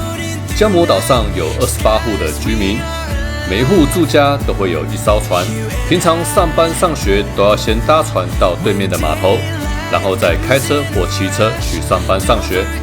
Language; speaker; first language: Chinese; native; Chinese